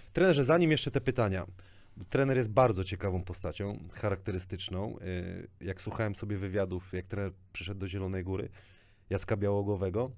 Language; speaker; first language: Polish; native; Polish